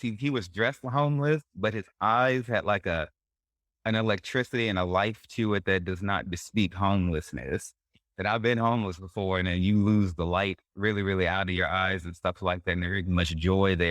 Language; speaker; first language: English; native; English